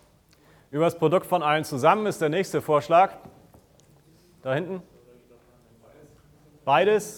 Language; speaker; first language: German; native; German